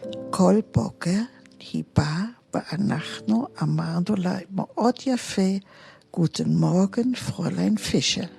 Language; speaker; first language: Hebrew; non-native, fluent; German